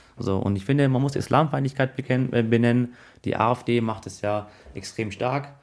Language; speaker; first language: German; early bilingual, other home language; Arabic